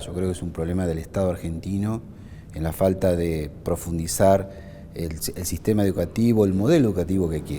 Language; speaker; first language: Spanish; native; Spanish